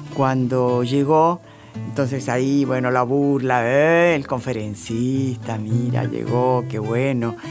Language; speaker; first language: Spanish; native; Spanish